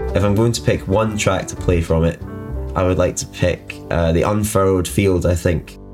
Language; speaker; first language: English; native; English